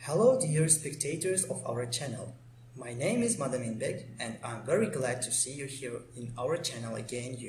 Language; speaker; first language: English; non-native, fluent; Uzbek